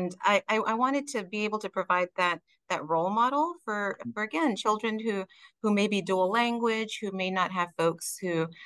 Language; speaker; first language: English; early bilingual, other home language; Spanish